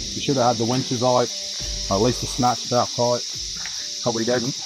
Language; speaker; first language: English; native; English